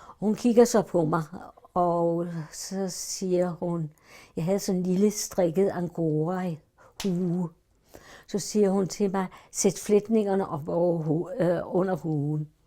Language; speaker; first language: Danish; early bilingual, other home language; German